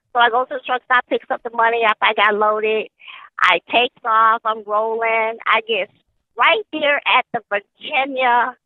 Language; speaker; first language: English; native; English